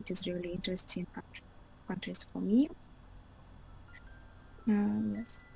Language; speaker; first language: English; non-native, learner; Russian